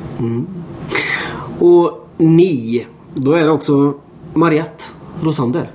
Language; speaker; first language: Swedish; native; Swedish